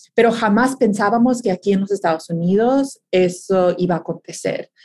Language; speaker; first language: Spanish; early bilingual, heritage; Spanish